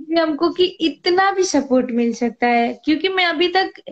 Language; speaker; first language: Hindi; non-native, local second language; Nepali